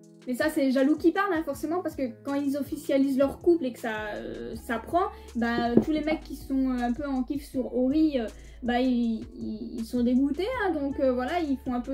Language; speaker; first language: French; native; French